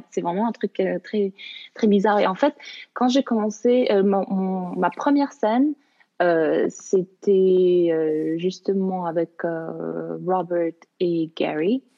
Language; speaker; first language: French; early bilingual, other home language; Arabic